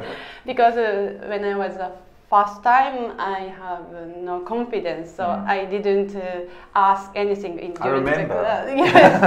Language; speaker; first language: English; non-native, learner; Japanese